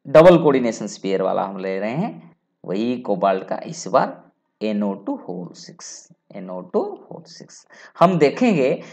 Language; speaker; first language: Hindi; non-native, local second language; Bangla